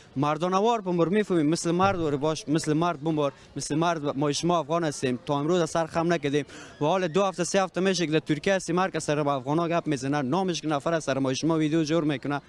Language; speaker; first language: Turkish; non-native, fluent; Persian